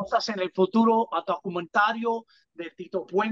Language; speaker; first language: Spanish; early bilingual, heritage; English